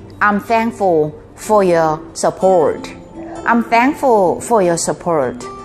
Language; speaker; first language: English; non-native, fluent; Korean